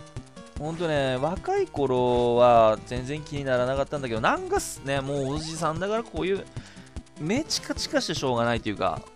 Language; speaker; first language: Japanese; native; Japanese